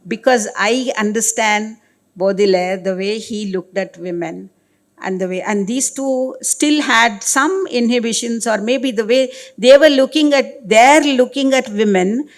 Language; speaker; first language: English; non-native, local second language; Kannada